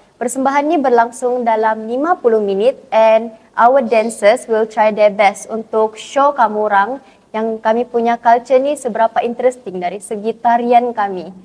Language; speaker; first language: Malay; native; Malay